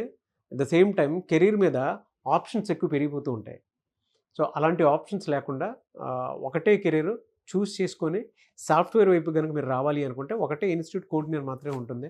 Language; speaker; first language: Telugu; native; Telugu